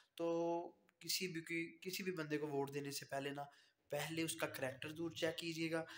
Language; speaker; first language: Urdu; native; Urdu